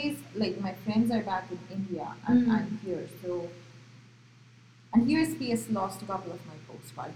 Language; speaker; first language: English; non-native, local second language; Marathi